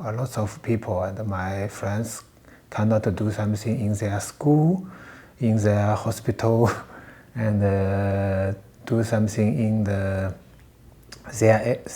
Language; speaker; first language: English; non-native, learner; Chinese